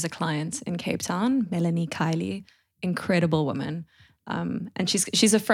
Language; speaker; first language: English; native; English